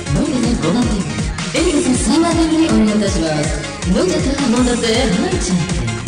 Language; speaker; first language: Japanese; native; Japanese